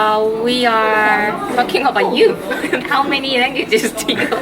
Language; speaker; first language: English; non-native, fluent; Korean